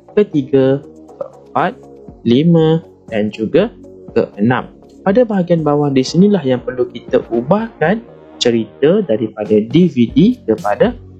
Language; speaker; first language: Malay; non-native, local second language; Chinese